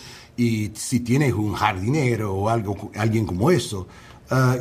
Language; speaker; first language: Spanish; non-native, learner; English